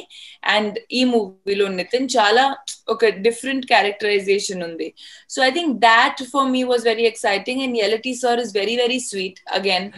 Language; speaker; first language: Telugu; non-native, fluent; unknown